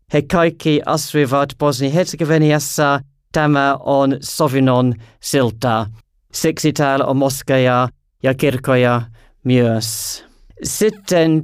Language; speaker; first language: Finnish; non-native, learner; English